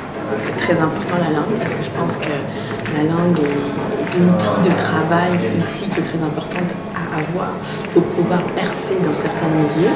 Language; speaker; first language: French; non-native, fluent; Tamil